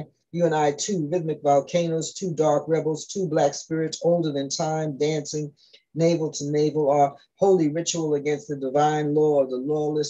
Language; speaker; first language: English; early bilingual, other home language; Spanish